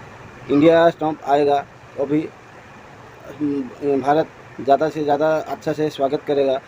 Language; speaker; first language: Hindi; non-native, local second language; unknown